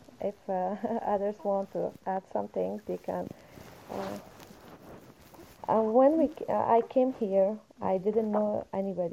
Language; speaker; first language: English; non-native, fluent; Persian